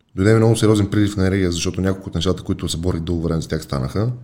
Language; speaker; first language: Bulgarian; native; Bulgarian